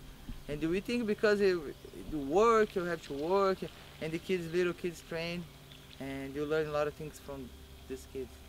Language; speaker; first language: English; non-native, learner; Portuguese